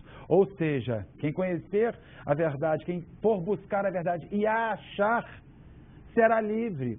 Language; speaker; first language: Portuguese; native; Portuguese